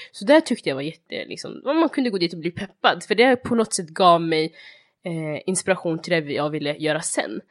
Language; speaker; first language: Swedish; early bilingual, other home language; Somali